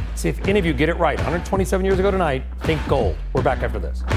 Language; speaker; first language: English; native; English